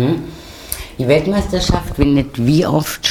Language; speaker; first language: German; native; German